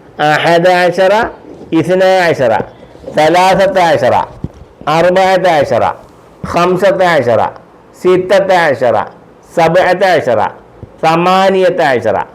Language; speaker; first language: Arabic; non-native, fluent; Malayalam